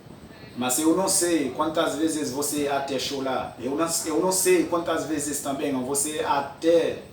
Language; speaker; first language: Portuguese; non-native, fluent; French